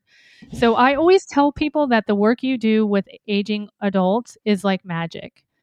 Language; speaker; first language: English; native; English